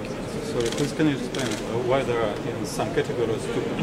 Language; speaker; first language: English; non-native, learner; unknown